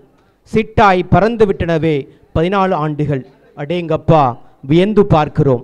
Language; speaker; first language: Tamil; native; Tamil